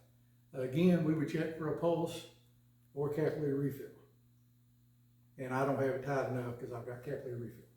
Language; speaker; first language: English; native; English